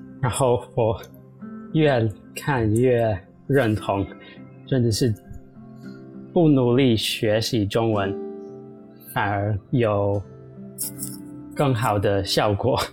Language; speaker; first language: Chinese; non-native, fluent; English